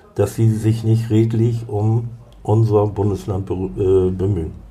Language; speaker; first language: German; native; German